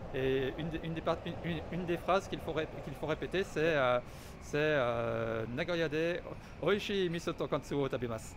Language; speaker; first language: French; native; French